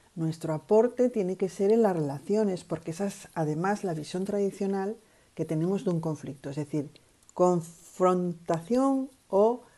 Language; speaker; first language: Spanish; native; Spanish